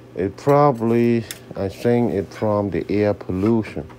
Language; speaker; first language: English; non-native, learner; Khmer